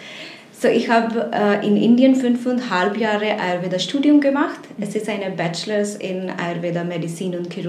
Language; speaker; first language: German; non-native, fluent; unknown